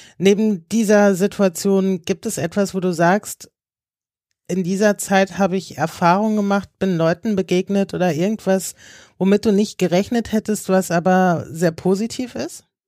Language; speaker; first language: German; native; German